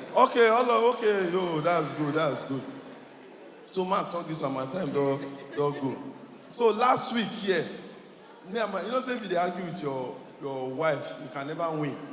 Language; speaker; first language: Nigerian Pidgin; native; Nigerian Pidgin